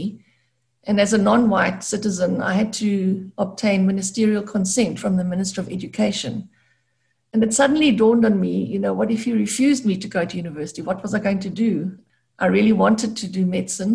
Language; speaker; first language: English; native; English